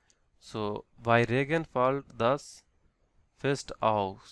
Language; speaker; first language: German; non-native, learner; Bangla